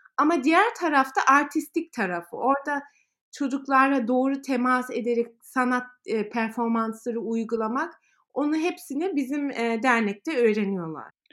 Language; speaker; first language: Turkish; early bilingual, heritage; Turkish